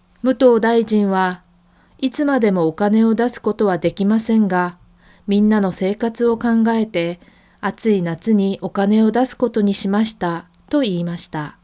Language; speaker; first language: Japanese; non-native, fluent; Korean